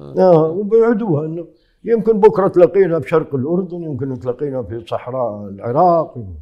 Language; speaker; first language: Arabic; native; Arabic